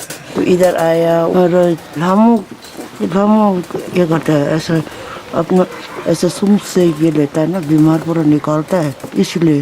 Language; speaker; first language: Hindi; non-native, local second language; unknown